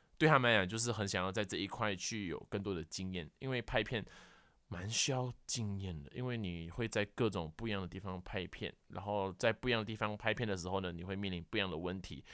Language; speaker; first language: Chinese; native; Chinese